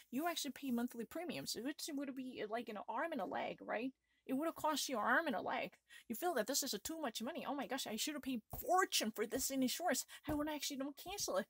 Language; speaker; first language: English; non-native, fluent; Korean